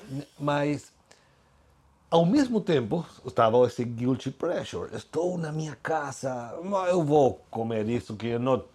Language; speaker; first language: Portuguese; non-native, fluent; Spanish